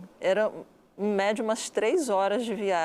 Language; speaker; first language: Portuguese; native; Portuguese